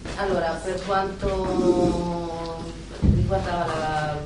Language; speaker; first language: Italian; non-native, fluent; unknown